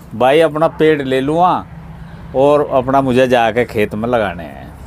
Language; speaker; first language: Hindi; native; Hindi